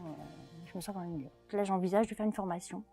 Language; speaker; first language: French; native; French